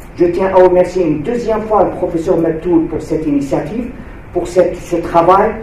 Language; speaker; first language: French; non-native, local second language; Arabic